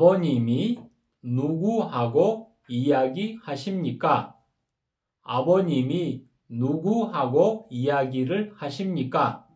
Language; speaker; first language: Korean; non-native, fluent; Kyrgyz